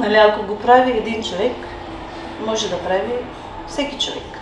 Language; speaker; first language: Bulgarian; non-native, local second language; Turkish